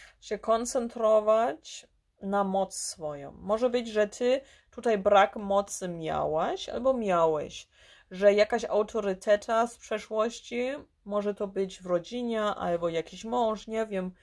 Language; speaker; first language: Polish; early bilingual, heritage; Polish